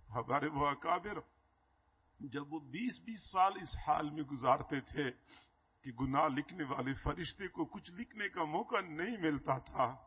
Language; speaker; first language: Urdu; non-native, local second language; Punjabi